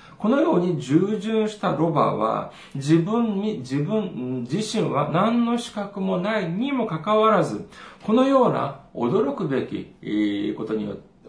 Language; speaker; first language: Japanese; non-native, fluent; Korean